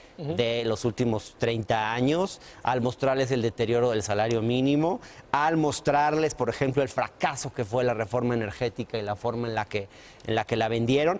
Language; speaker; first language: Spanish; native; Spanish